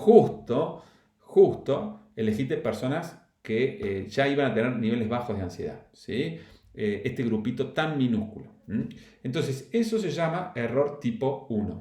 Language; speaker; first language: Spanish; native; Spanish